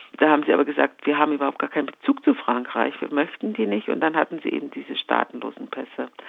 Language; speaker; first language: German; native; German